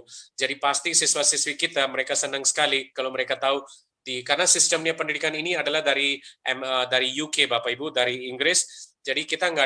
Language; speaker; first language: Indonesian; non-native, fluent; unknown